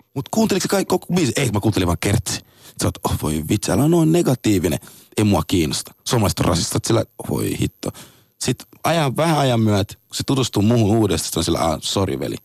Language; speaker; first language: Finnish; non-native, fluent; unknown